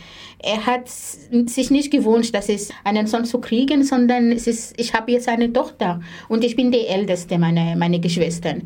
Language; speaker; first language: German; non-native, fluent; Arabic